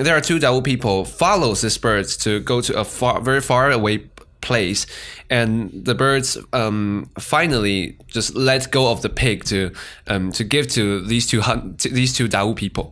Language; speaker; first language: English; non-native, fluent; Chinese